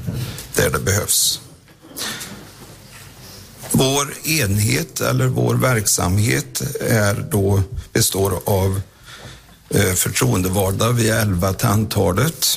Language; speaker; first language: Swedish; native; Swedish